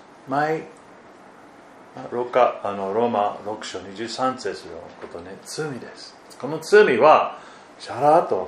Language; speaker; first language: Japanese; non-native, fluent; German